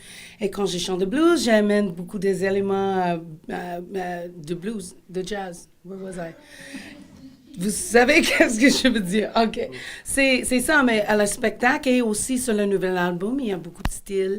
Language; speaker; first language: French; non-native, fluent; English